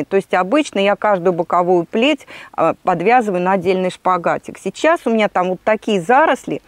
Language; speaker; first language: Russian; native; Russian